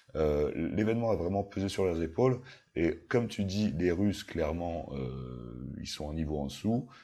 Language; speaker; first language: French; native; French